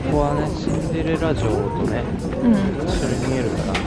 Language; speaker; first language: Japanese; native; Japanese